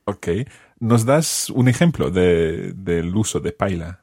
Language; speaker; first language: Spanish; non-native, fluent; English